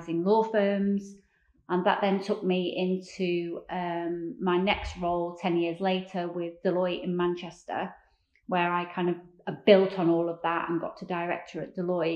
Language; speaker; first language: English; native; English